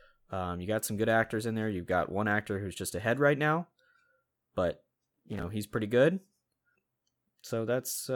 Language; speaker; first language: English; native; English